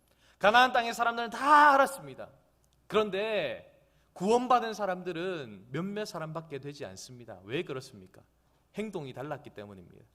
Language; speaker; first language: Korean; native; Korean